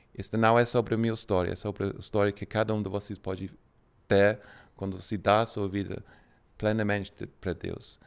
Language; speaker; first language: Portuguese; non-native, fluent; English